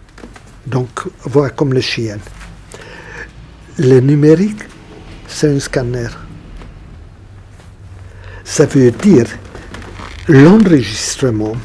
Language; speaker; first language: French; non-native, fluent; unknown